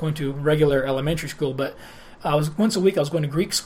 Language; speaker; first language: English; early bilingual, other home language; Greek